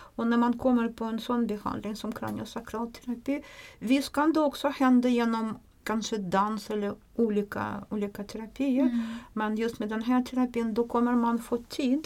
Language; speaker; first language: Swedish; non-native, fluent; Russian